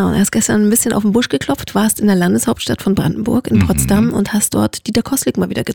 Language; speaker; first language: German; native; German